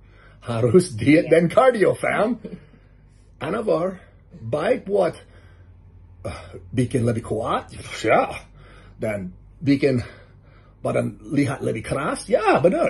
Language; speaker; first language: Indonesian; non-native, learner; English